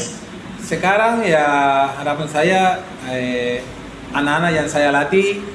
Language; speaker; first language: Indonesian; non-native, fluent; Spanish